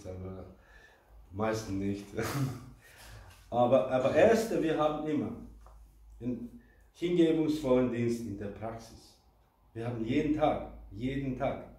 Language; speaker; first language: German; non-native, fluent; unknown